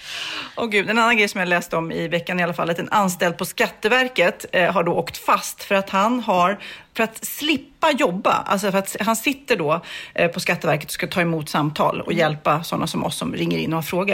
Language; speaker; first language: Swedish; native; Swedish